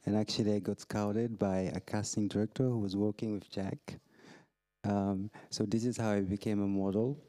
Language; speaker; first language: English; non-native, fluent; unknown